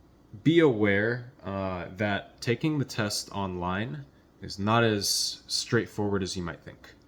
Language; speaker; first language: English; native; English